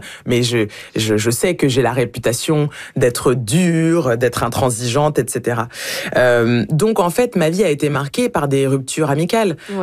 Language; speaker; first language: French; native; French